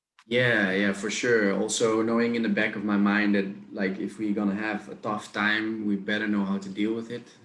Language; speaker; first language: English; non-native, fluent; Dutch